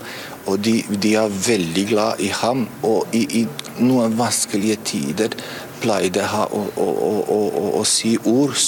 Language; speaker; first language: Norwegian; non-native, fluent; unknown